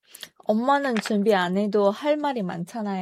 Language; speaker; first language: Korean; non-native, fluent; Chinese